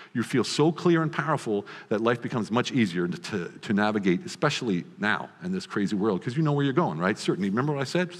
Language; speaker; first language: English; native; English